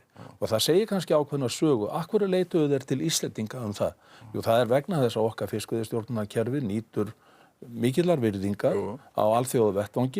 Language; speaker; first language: Icelandic; native; Icelandic